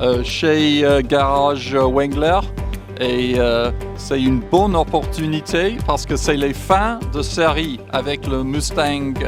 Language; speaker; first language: French; non-native, fluent; English